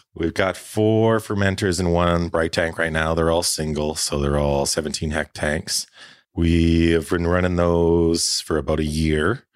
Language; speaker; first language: English; native; English